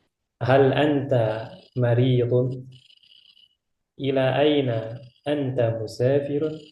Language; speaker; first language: Arabic; non-native, fluent; Indonesian